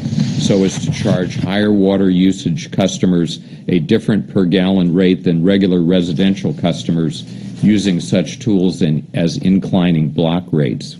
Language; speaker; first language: English; native; English